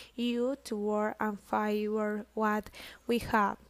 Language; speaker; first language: English; non-native, learner; Spanish